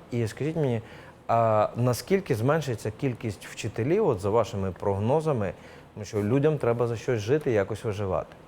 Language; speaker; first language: Ukrainian; native; Ukrainian